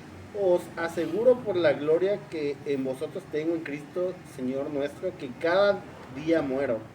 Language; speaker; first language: Spanish; native; Spanish